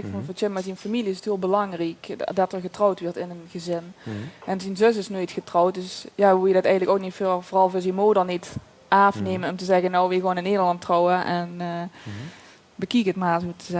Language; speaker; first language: Dutch; native; Dutch